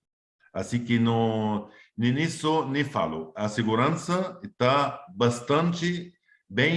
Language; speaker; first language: Portuguese; non-native, fluent; Arabic